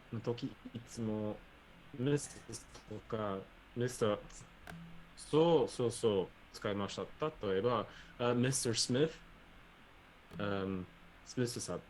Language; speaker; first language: Japanese; non-native, learner; English